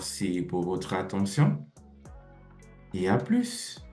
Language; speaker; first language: French; non-native, fluent; English